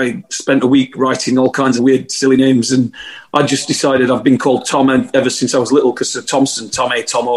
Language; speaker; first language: English; native; English